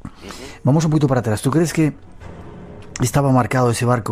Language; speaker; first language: Spanish; native; Spanish